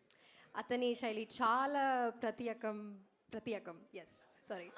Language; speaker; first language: Telugu; non-native, learner; Malayalam